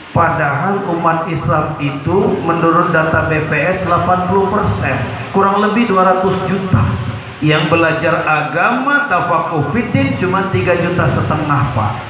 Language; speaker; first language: Indonesian; non-native, local second language; Malay